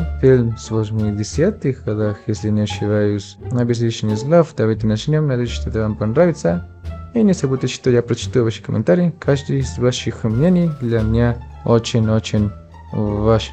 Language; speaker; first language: Russian; non-native, fluent; Spanish